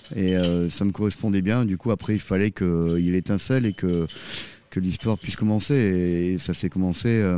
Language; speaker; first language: French; native; French